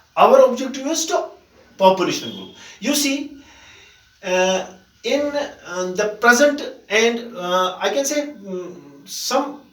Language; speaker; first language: English; non-native, local second language; Kashmiri